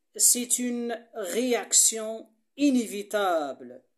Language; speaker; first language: French; non-native, local second language; Arabic